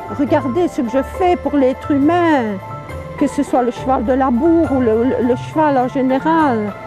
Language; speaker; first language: French; early bilingual, other home language; Polish